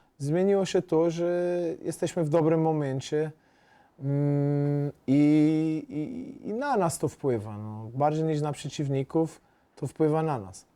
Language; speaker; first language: Polish; non-native, fluent; Portuguese